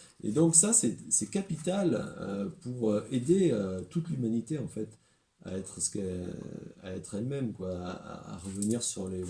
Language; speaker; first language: French; native; French